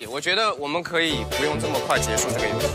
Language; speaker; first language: Chinese; native; Chinese